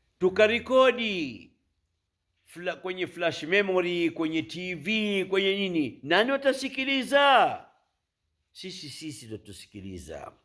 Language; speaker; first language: Swahili; native; Swahili